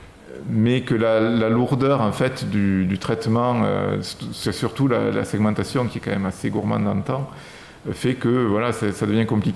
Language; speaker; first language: French; native; French